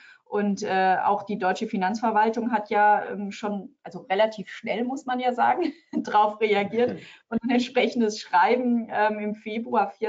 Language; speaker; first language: German; native; German